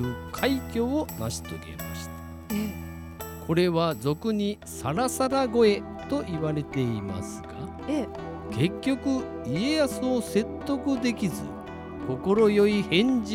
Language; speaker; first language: Japanese; native; Japanese